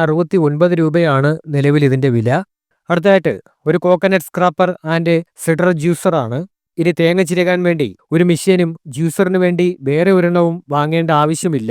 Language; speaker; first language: Malayalam; native; Malayalam